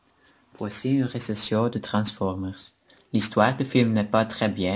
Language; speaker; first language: French; non-native, learner; Dutch